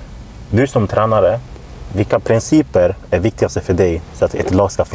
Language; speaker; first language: Swedish; native; Swedish